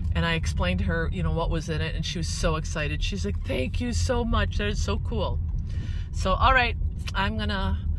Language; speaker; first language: English; native; English